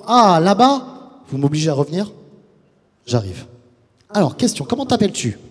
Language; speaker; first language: French; native; French